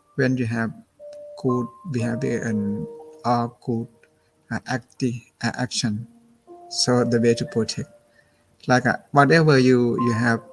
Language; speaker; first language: English; non-native, learner; Thai